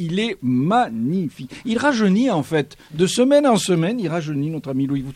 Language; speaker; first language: French; native; French